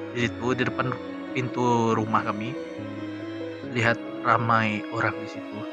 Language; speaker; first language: Malay; non-native, local second language; Iban